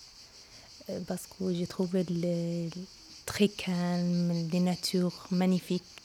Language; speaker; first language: French; non-native, learner; Arabic